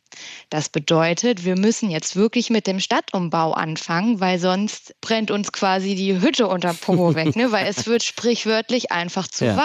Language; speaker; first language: German; native; German